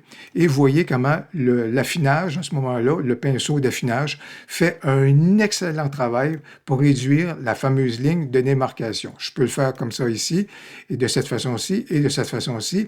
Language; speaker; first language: French; native; French